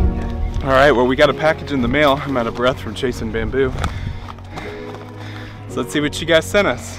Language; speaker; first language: English; native; English